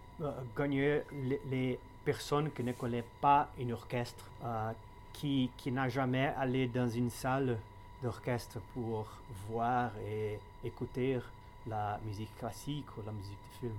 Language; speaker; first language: French; non-native, fluent; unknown